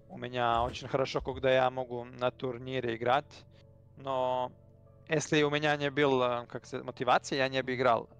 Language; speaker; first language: Russian; non-native, learner; Serbian